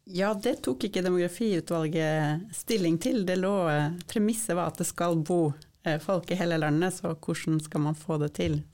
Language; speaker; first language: Norwegian; native; Norwegian